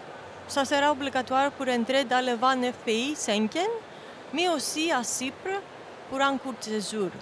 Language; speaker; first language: French; non-native, fluent; Greek